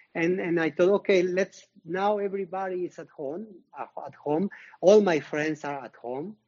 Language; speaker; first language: English; non-native, learner; Spanish